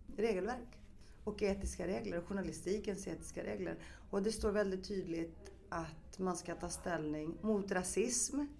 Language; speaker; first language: Swedish; early bilingual, other home language; Greek